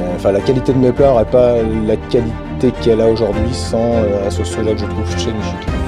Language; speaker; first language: French; native; French